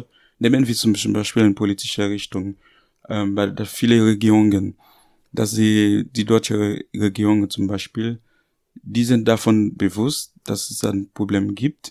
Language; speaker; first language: German; non-native, learner; Haitian Creole